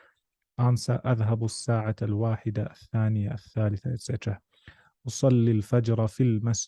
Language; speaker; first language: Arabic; non-native, fluent; English